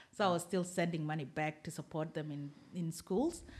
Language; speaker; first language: English; non-native, fluent; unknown